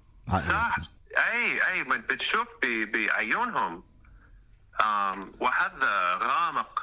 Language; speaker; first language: Arabic; non-native, learner; English